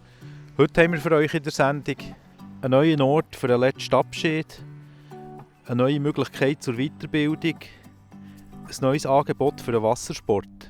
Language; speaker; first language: German; native; German